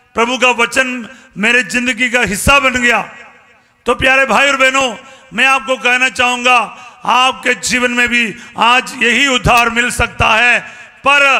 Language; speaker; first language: Hindi; non-native, fluent; Malayalam